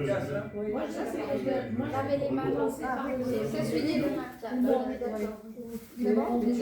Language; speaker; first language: French; early bilingual, other home language; Vietnamese